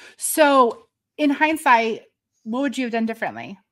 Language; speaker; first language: English; native; English